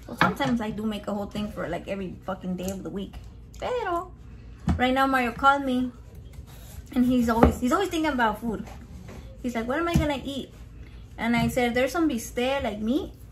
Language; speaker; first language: English; early bilingual, other home language; Spanish